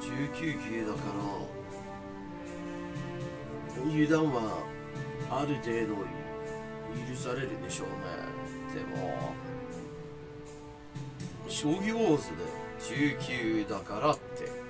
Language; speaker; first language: Japanese; non-native, fluent; English